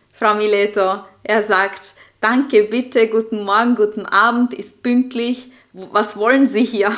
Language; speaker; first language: German; non-native, fluent; Italian